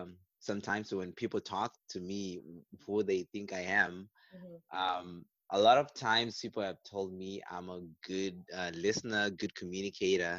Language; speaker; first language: English; non-native, local second language; Shona